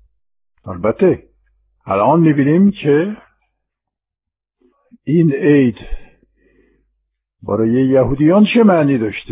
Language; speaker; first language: Persian; non-native, fluent; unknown